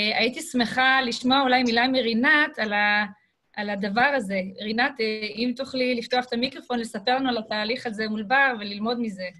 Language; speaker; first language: Hebrew; native; Hebrew